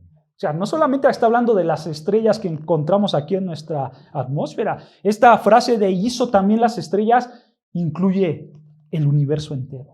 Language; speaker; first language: Spanish; native; Spanish